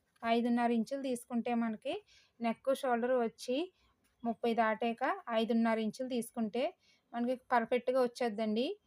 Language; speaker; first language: Telugu; native; Telugu